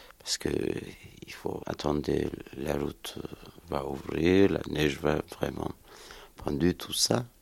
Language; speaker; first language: French; non-native, learner; Kurdish